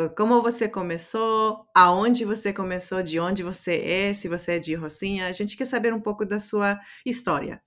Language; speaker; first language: Portuguese; non-native, fluent; English